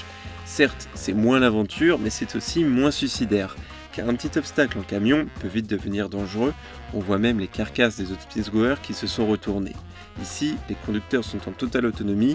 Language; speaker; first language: French; native; French